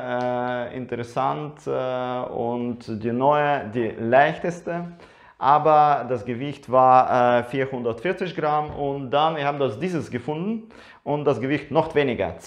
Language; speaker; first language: German; non-native, learner; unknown